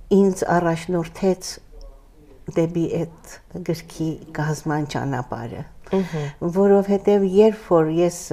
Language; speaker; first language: Armenian; early bilingual, heritage; Armenian